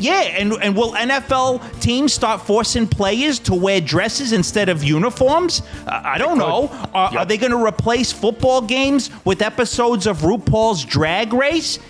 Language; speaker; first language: English; native; English